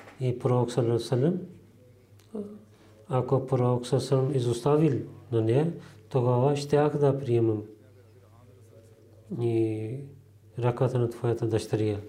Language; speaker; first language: Bulgarian; non-native, fluent; Urdu